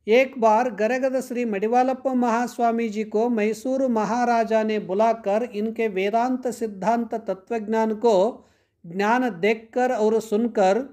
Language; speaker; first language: Hindi; non-native, local second language; Kannada